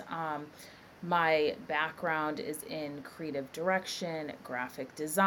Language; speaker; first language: English; native; English